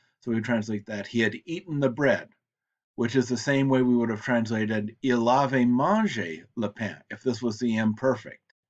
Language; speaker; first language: English; native; English